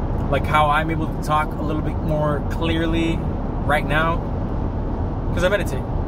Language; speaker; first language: English; native; English